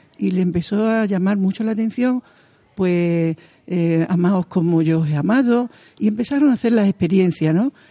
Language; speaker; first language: Spanish; native; Spanish